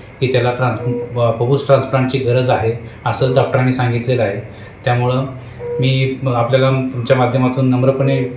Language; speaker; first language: Marathi; native; Marathi